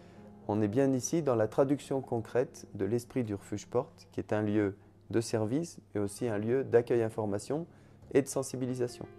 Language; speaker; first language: French; native; French